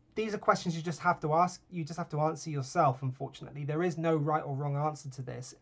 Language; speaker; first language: English; native; English